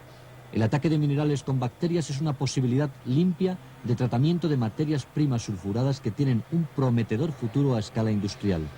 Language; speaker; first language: Spanish; native; Spanish